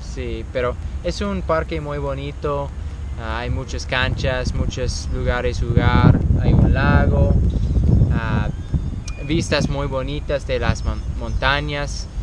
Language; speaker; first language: Spanish; non-native, learner; English